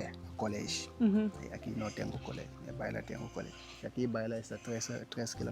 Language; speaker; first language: Spanish; non-native, learner; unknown